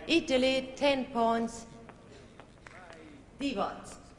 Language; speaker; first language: English; non-native, fluent; Swedish